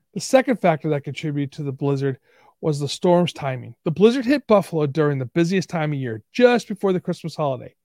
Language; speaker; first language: English; native; English